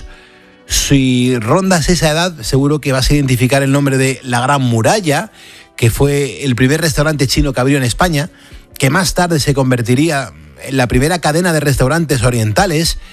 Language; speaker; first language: Spanish; native; Spanish